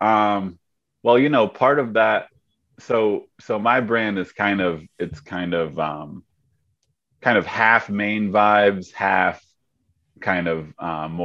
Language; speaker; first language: English; native; English